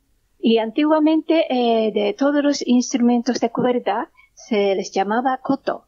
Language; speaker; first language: Spanish; non-native, learner; Japanese